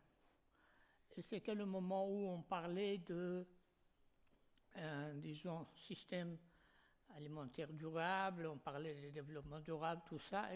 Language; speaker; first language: French; non-native, fluent; Persian